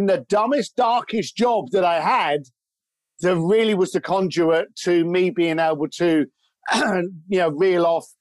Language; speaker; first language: English; native; English